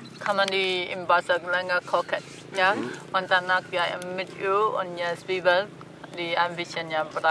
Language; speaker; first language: German; non-native, learner; Burmese